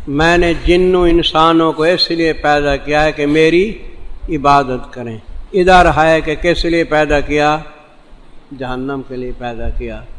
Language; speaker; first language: Urdu; non-native, local second language; Saraiki